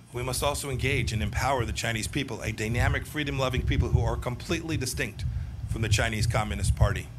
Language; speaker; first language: English; native; English